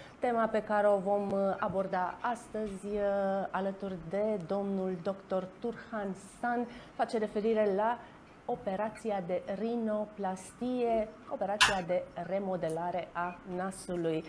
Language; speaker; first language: Romanian; native; Romanian